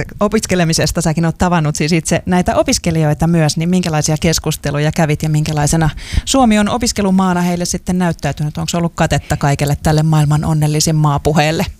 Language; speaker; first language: Finnish; native; Finnish